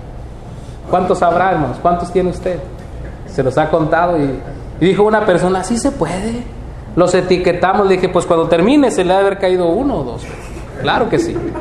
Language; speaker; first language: Spanish; native; Spanish